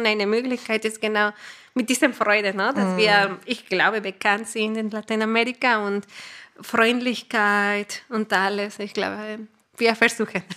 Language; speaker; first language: German; non-native, fluent; Spanish